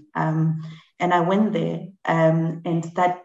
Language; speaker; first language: English; non-native, local second language; Shona